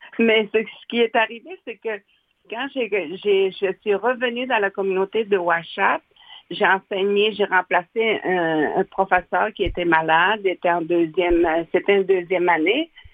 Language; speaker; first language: French; non-native, local second language; Innu-aimun